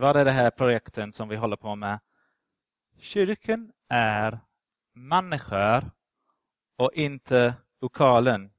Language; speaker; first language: Swedish; non-native, fluent; English